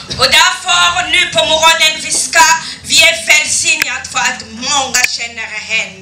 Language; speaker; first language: Swedish; non-native, fluent; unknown